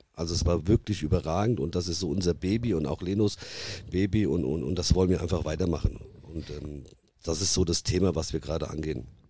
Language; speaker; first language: German; early bilingual, other home language; Italian